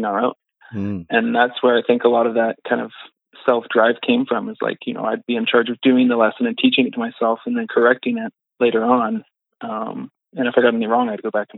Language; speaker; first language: English; native; English